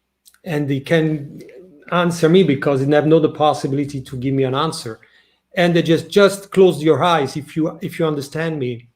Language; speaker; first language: English; non-native, learner; French